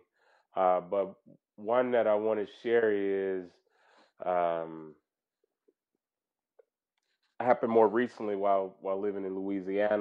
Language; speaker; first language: English; native; English